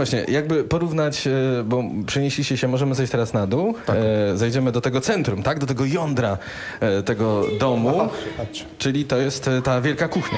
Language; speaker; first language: Polish; native; Polish